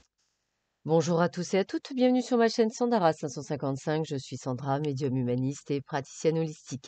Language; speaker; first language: French; native; French